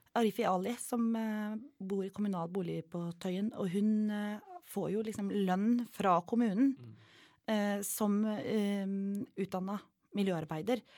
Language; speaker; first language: Norwegian; native; Norwegian